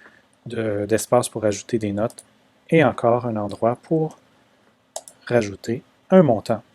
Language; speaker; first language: French; native; French